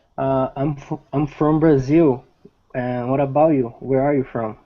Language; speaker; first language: English; non-native, learner; Portuguese